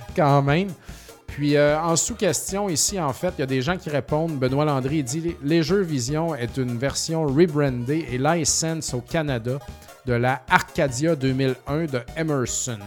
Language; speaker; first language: French; native; French